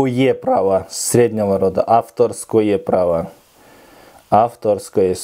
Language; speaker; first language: Russian; non-native, local second language; Kyrgyz